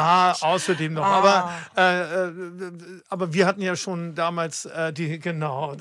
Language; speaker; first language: German; native; German